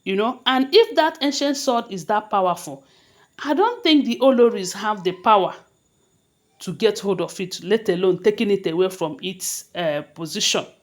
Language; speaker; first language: English; non-native, local second language; Yoruba